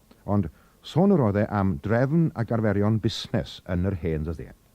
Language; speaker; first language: Welsh; native; Welsh